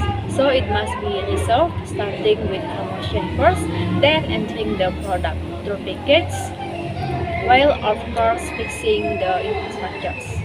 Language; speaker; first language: English; non-native, learner; Indonesian